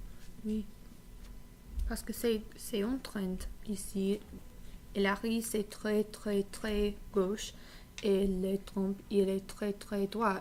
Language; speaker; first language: French; non-native, learner; English